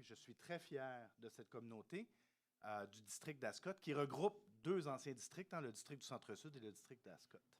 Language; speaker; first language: French; native; French